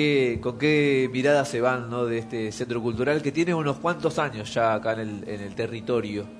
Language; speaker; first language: Spanish; native; Spanish